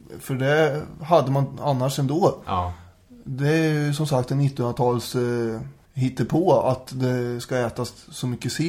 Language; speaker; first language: Swedish; native; Swedish